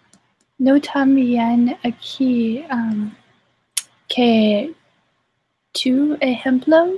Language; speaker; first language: Spanish; non-native, learner; English